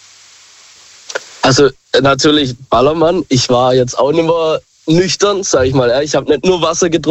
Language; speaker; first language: German; native; German